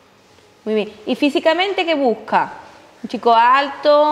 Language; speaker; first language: Spanish; native; Spanish